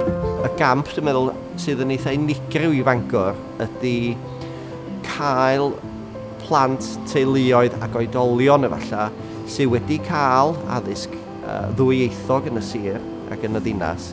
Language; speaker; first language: Welsh; native; Welsh